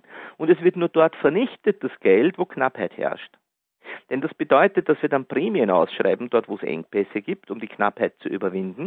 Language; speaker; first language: German; native; German